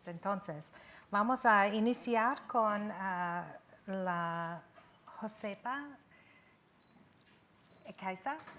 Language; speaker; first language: Spanish; non-native, fluent; English